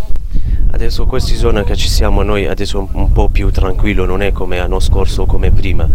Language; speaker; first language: Italian; non-native, learner; Kurdish